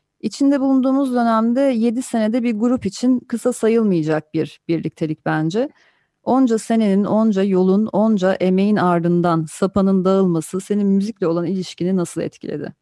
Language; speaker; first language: Turkish; native; Turkish